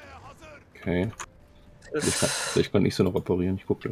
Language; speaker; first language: German; native; German